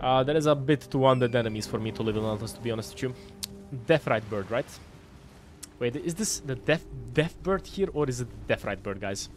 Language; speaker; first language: English; non-native, fluent; Croatian